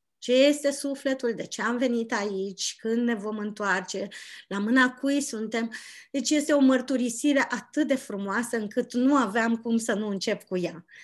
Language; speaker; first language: Romanian; native; Romanian